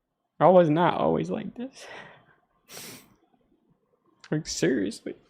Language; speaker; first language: English; native; English